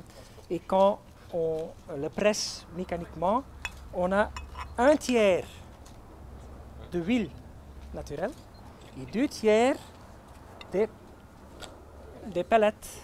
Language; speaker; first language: French; non-native, fluent; Dutch